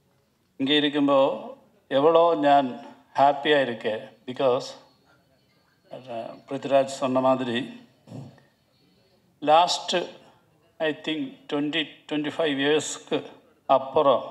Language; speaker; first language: Tamil; non-native, learner; Malayalam